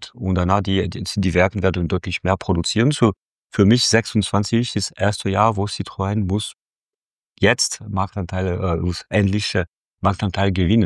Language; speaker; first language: German; non-native, fluent; French